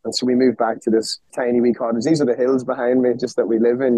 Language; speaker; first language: English; native; English